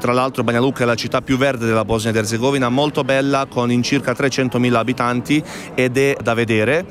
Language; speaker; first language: Italian; non-native, fluent; Bosnian